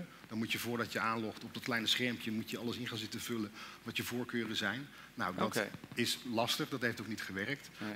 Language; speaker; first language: Dutch; native; Dutch